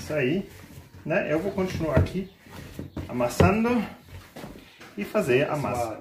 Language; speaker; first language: Portuguese; non-native, fluent; German